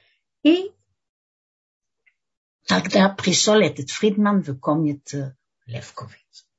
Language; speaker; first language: Russian; early bilingual, heritage; Russian